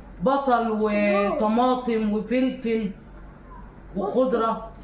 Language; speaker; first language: Arabic; native; Arabic